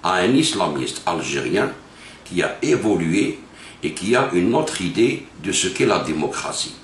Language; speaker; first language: French; non-native, local second language; Arabic